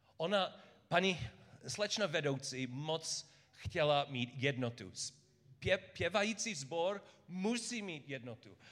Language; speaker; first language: Czech; non-native, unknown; English